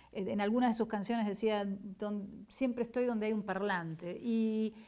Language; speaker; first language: Spanish; native; Spanish